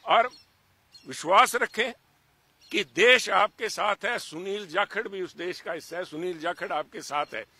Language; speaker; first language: Hindi; native; Hindi